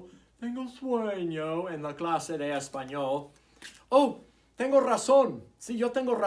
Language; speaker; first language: Spanish; non-native, fluent; English